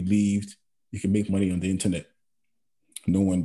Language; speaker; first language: English; non-native, local second language; Yoruba